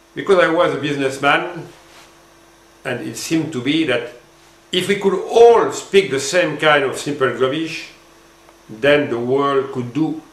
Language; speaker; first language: English; non-native, fluent; French